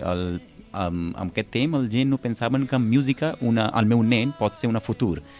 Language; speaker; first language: Catalan; non-native, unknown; Hindi